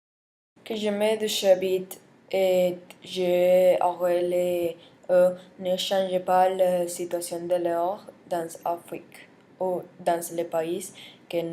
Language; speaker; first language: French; non-native, learner; Spanish